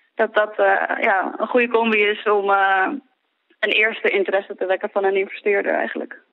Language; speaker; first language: Dutch; early bilingual, other home language; Greek